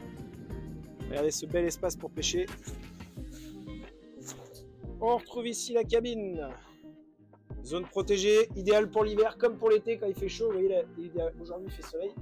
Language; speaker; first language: French; native; French